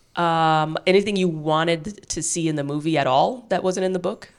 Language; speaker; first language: English; native; English